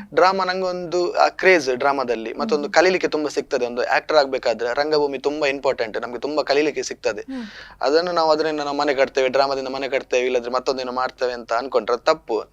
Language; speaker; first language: Kannada; non-native, local second language; Tulu